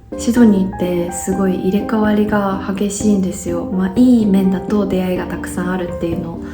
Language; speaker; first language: Japanese; native; Japanese